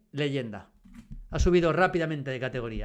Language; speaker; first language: Spanish; native; Spanish